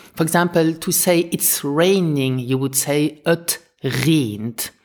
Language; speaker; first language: English; non-native, fluent; Luxembourgish